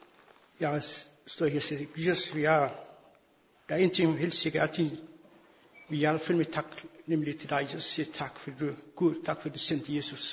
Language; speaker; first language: Danish; non-native, fluent; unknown